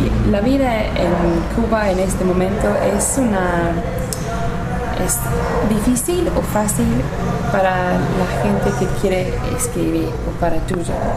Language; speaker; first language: Spanish; non-native, learner; English